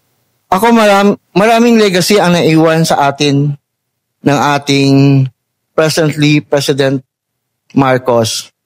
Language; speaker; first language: Filipino; native; Filipino